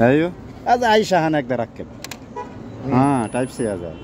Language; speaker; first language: Arabic; non-native, learner; Bangla